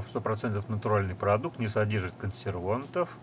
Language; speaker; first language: Russian; native; Russian